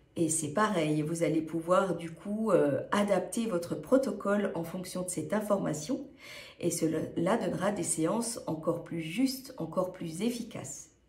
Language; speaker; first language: French; native; French